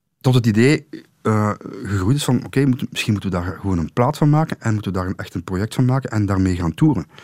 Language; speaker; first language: Dutch; native; Dutch